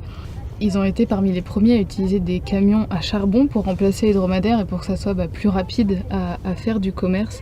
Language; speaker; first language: French; native; French